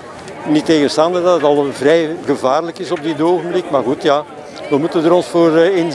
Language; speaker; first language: Dutch; native; Dutch